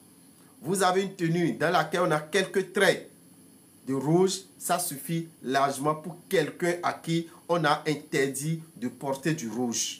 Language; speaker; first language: French; non-native, local second language; Fon